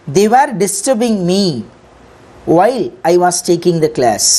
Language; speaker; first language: English; non-native, local second language; Tamil